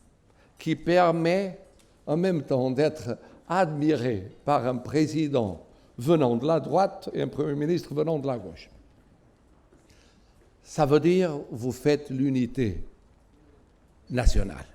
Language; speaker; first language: French; non-native, fluent; Portuguese